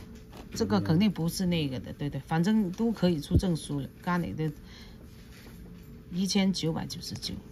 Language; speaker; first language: Chinese; non-native, local second language; Cantonese